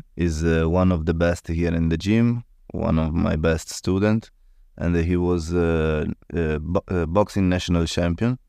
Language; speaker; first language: English; non-native, learner; Italian